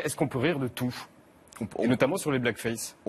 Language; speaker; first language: French; native; French